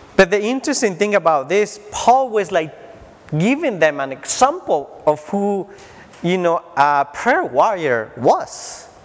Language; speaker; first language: English; non-native, fluent; Spanish